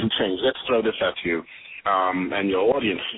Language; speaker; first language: English; native; English